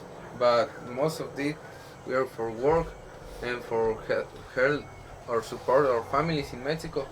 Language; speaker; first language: English; non-native, learner; Spanish